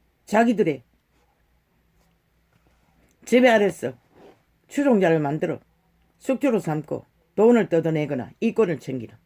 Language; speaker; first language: Korean; native; Korean